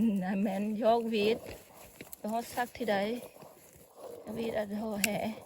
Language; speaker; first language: Swedish; non-native, learner; Thai